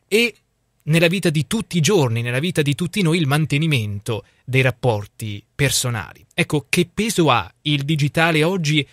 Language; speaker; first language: Italian; native; Italian